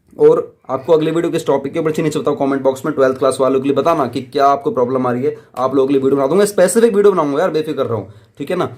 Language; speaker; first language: Hindi; native; Hindi